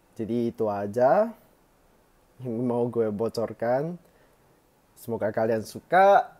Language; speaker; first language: Indonesian; native; Indonesian